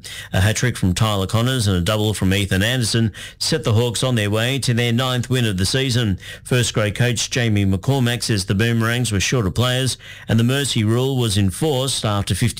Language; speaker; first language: English; native; English